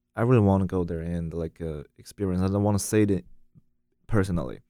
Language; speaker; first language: English; non-native, learner; Chinese